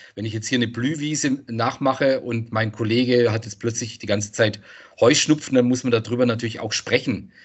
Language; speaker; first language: German; native; German